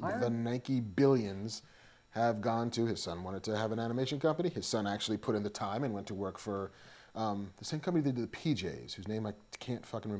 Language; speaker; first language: English; native; English